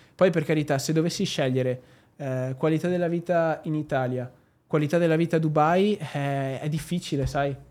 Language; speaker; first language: Italian; native; Italian